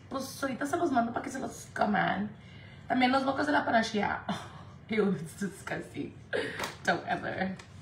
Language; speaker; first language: Spanish; early bilingual, heritage; Spanish